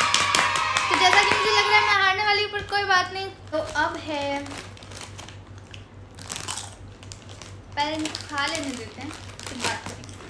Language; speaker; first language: Hindi; native; Hindi